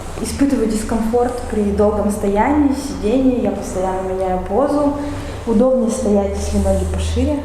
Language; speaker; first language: Russian; native; Russian